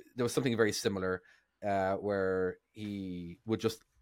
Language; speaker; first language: English; native; English